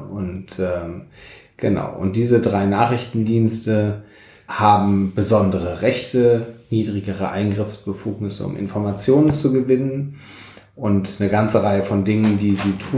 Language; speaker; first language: German; native; German